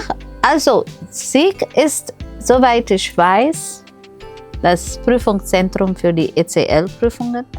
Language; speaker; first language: German; non-native, fluent; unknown